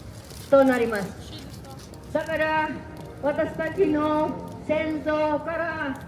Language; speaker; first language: Japanese; non-native, learner; Filipino